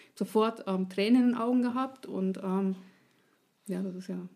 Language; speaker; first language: German; native; German